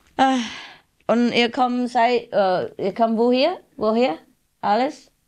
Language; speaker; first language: German; non-native, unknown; Vietnamese